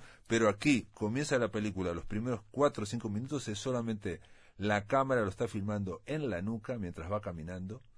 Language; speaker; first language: Spanish; native; Spanish